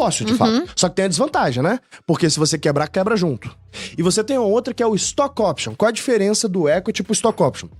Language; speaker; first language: Portuguese; native; Portuguese